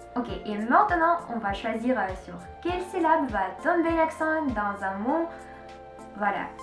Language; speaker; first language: French; non-native, learner; Russian